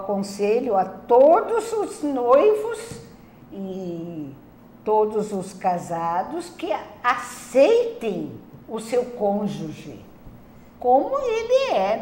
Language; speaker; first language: Portuguese; non-native, local second language; German